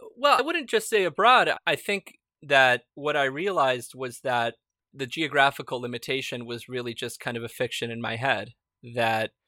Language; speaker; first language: English; early bilingual, other home language; Spanish